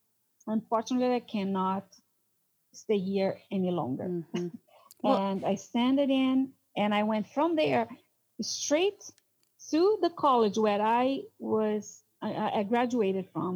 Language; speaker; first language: English; non-native, fluent; Portuguese